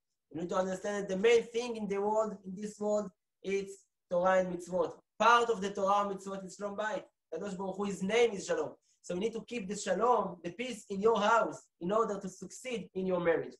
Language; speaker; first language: English; non-native, fluent; Hebrew